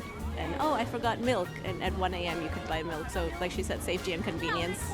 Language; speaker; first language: English; native; English